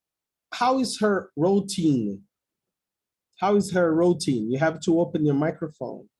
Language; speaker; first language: English; non-native, fluent; Portuguese